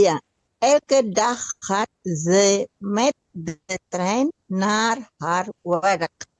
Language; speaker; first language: Dutch; non-native, learner; Indonesian